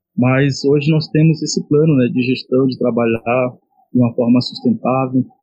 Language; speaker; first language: Portuguese; non-native, local second language; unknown